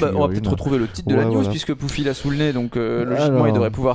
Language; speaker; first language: French; native; French